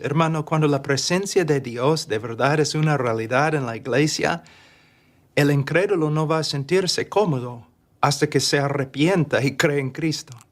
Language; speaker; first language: Spanish; non-native, fluent; English